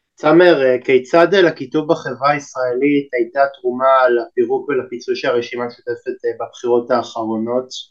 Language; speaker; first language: Hebrew; native; Hebrew